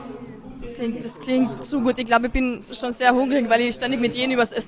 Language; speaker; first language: German; native; German